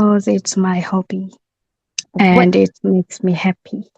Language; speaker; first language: English; non-native, learner; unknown